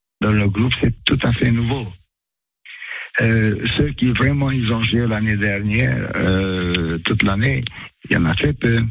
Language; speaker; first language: French; non-native, fluent; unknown